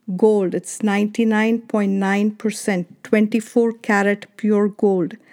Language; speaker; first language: English; non-native, local second language; Kannada